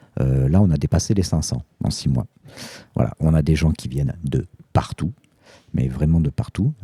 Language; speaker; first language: French; native; French